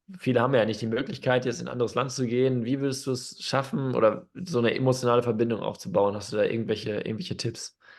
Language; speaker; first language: German; native; German